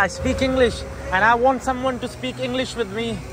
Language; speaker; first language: English; non-native, fluent; Urdu